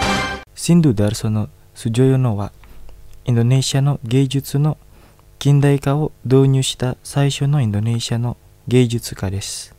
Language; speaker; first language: Japanese; non-native, fluent; Indonesian